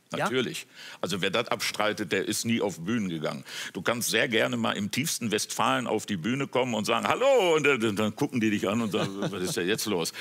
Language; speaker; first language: German; native; German